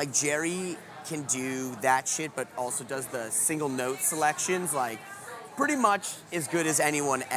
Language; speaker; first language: English; native; English